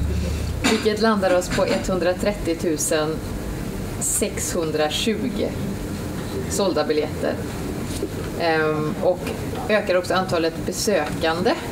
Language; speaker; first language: Swedish; native; Swedish